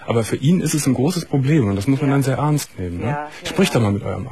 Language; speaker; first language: German; native; German